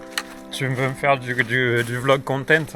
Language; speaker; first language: French; native; French